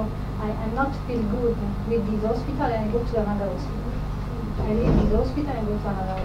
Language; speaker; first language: English; non-native, fluent; Italian